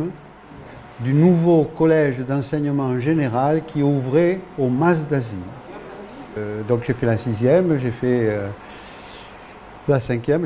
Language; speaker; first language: French; native; French